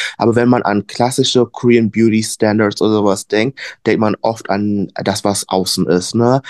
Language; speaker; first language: German; early bilingual, other home language; Vietnamese